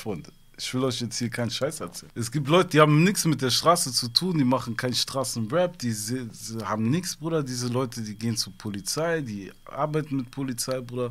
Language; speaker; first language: German; early bilingual, other home language; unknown